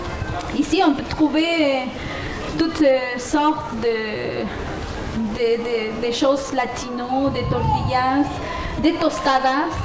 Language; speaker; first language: French; non-native, fluent; Spanish